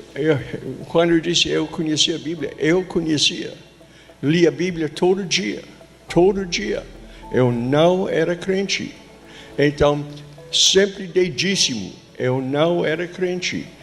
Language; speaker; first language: Portuguese; non-native, fluent; English